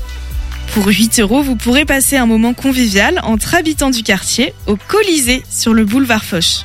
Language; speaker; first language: French; native; French